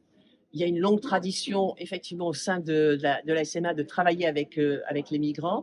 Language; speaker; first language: French; native; French